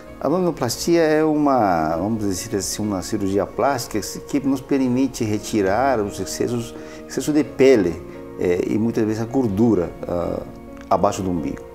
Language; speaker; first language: Portuguese; non-native, fluent; Spanish